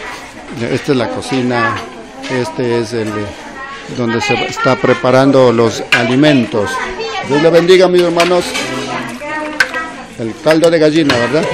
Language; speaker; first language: Spanish; native; Spanish